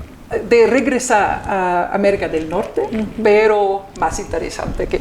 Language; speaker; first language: Spanish; non-native, fluent; German